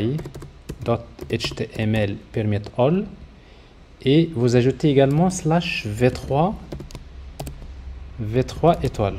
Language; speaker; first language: French; non-native, local second language; Arabic